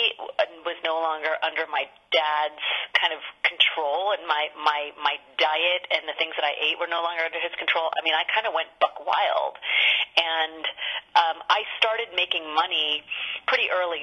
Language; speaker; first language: English; native; English